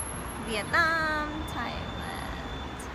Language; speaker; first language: English; early bilingual, other home language; Korean